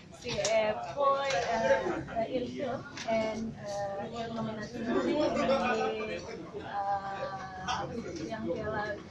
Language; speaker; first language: Italian; non-native, learner; Indonesian